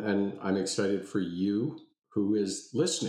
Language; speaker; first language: English; native; English